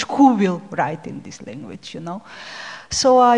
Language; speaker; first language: English; non-native, fluent; Macedonian